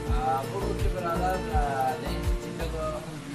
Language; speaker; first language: Persian; native; Persian